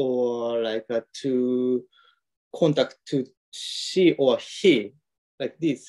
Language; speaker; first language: English; non-native, learner; Japanese